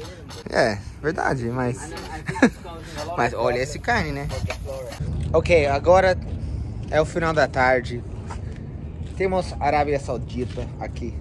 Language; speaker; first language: Portuguese; non-native, learner; English